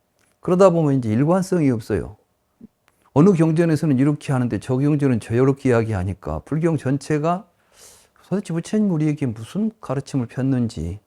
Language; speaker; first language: Korean; native; Korean